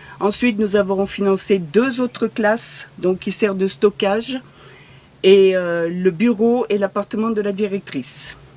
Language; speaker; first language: French; native; French